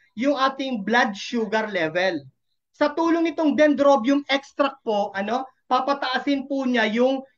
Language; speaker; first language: Filipino; non-native, local second language; Masbatenyo